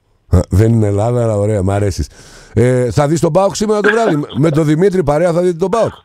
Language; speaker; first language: Greek; native; Greek